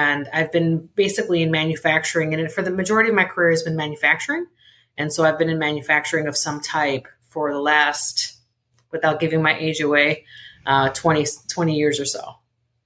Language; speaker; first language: English; early bilingual, other home language; Spanish